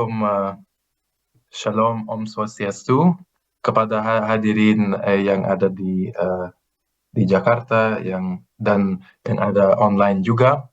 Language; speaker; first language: Indonesian; non-native, fluent; Greek